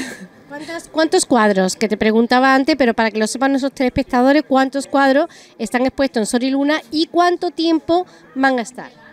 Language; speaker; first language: Spanish; native; Spanish